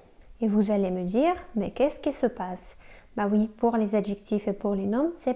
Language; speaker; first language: French; non-native, fluent; Russian